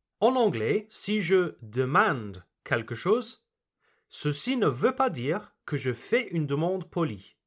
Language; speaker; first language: French; non-native, fluent; English